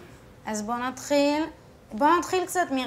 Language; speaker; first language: Hebrew; native; Hebrew